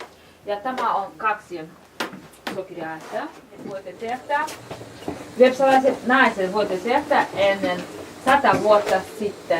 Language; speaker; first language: Finnish; non-native, learner; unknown